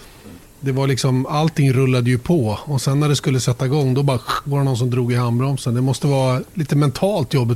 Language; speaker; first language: Swedish; native; Swedish